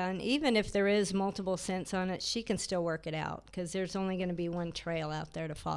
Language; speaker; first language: English; native; English